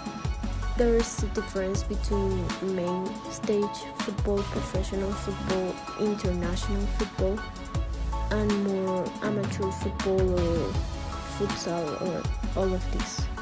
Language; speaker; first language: English; non-native, fluent; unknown